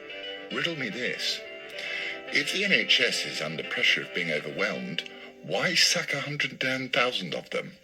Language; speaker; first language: English; native; English